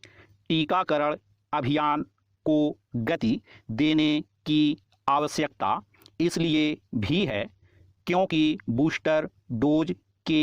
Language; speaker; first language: Hindi; native; Hindi